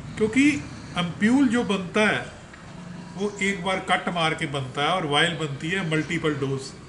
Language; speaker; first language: Hindi; non-native, local second language; Punjabi